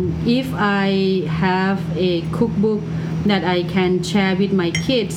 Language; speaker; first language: English; non-native, learner; Thai